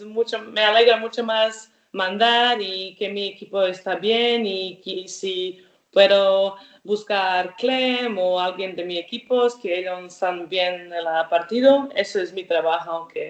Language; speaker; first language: Spanish; non-native, learner; Croatian